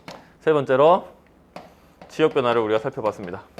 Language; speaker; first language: Korean; native; Korean